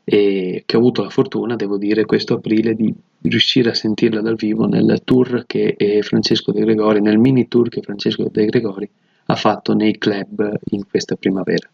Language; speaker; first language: Italian; native; Italian